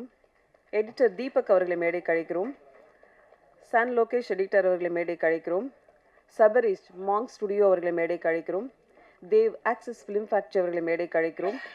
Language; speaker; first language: Tamil; native; Tamil